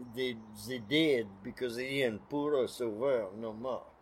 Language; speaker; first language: English; non-native, learner; French